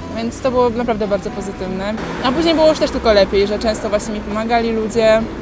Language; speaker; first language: Polish; native; Polish